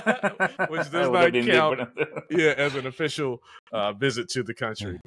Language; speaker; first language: English; native; English